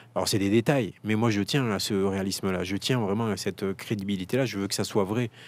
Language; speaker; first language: French; native; French